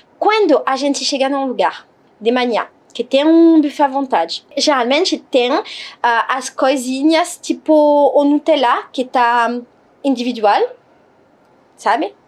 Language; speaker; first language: Portuguese; non-native, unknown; French